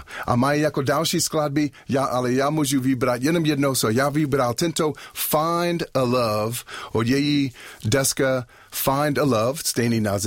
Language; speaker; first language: Czech; non-native, learner; English